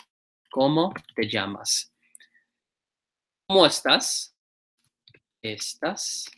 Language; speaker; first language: Spanish; non-native, learner; English